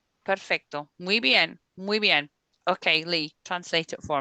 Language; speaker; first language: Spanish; non-native, fluent; English